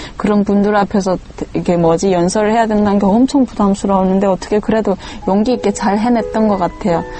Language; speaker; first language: Korean; native; Korean